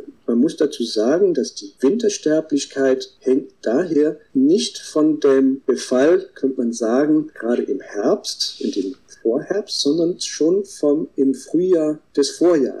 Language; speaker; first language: German; non-native, fluent; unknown